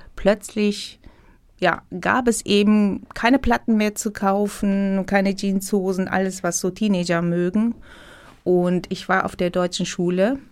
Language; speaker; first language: German; non-native, fluent; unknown